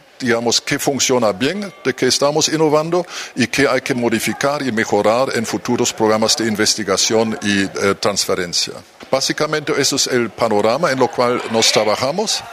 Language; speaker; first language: Spanish; non-native, fluent; German